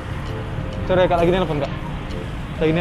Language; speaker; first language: Indonesian; native; Indonesian